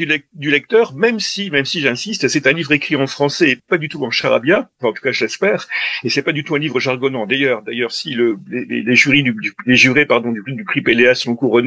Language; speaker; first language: French; native; French